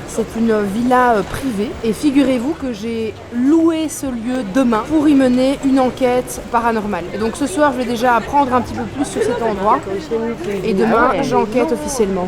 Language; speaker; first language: French; native; French